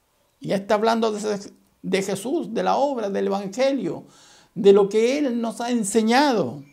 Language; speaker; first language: Spanish; native; Spanish